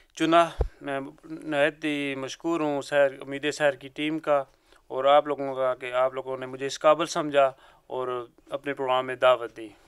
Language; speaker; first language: Urdu; non-native, local second language; Punjabi